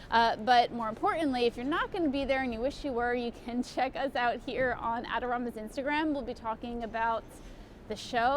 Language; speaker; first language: English; native; English